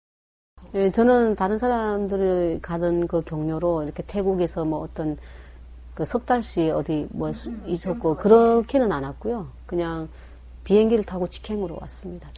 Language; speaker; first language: Korean; native; Korean